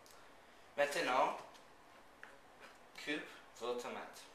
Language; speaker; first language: French; non-native, learner; English